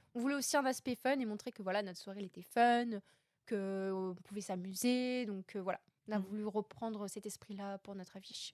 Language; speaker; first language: French; native; French